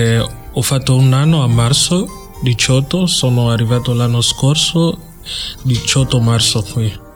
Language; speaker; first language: Italian; non-native, learner; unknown